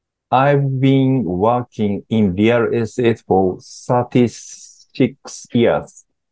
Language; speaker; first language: English; non-native, learner; Japanese